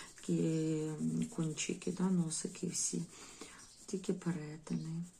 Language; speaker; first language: Ukrainian; non-native, local second language; Russian